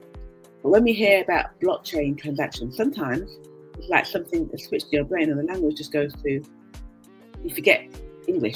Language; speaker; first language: English; native; English